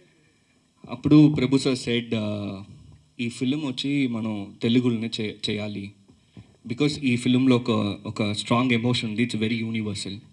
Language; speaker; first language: Telugu; early bilingual, heritage; Telugu